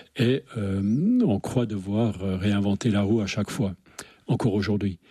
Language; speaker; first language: French; native; French